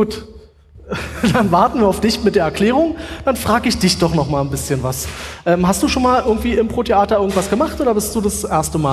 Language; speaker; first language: German; native; German